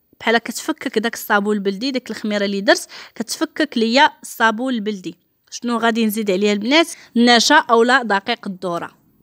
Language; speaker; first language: Arabic; native; Arabic